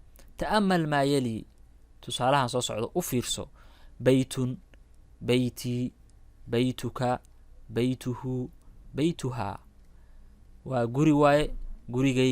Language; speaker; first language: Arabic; non-native, local second language; Somali